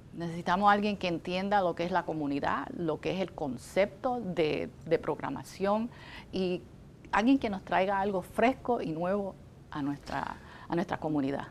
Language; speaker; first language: Spanish; native; Spanish